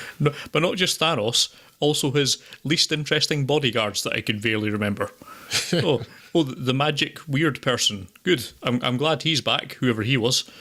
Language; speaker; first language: English; native; English